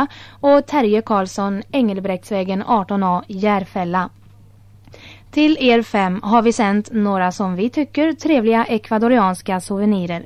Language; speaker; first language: Swedish; native; Swedish